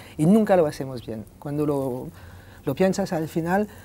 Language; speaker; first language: Spanish; non-native, fluent; French